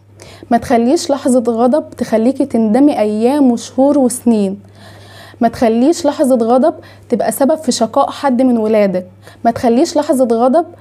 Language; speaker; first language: Arabic; native; Arabic